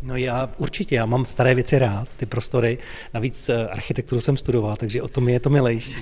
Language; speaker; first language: Czech; native; Czech